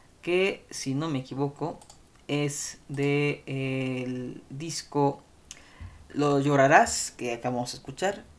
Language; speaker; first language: Spanish; native; Spanish